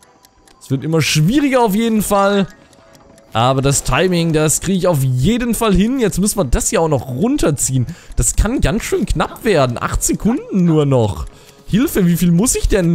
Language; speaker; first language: German; native; German